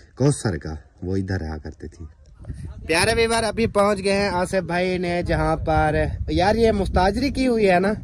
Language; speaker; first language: Urdu; non-native, local second language; Saraiki